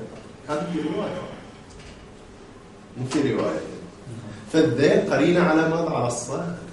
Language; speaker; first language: Arabic; native; Arabic